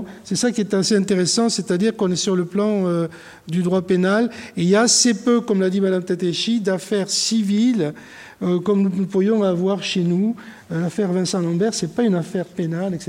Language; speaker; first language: French; native; French